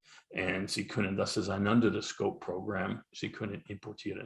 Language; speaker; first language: German; non-native, learner; English